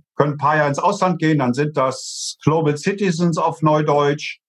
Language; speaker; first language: German; native; German